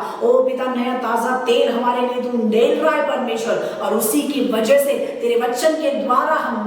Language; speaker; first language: Hindi; native; Hindi